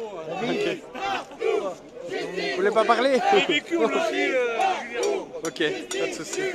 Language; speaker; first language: French; native; French